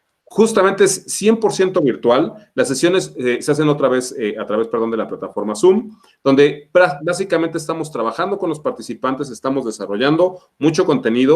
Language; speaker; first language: Spanish; native; Spanish